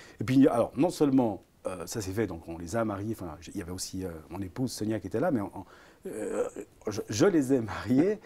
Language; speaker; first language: French; early bilingual, other home language; Italian